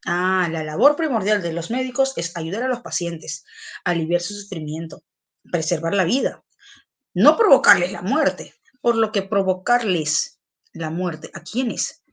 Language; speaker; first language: Spanish; native; Spanish